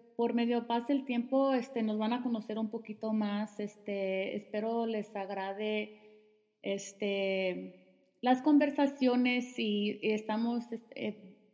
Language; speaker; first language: Spanish; early bilingual, heritage; Spanish